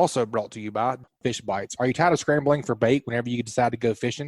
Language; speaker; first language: English; native; English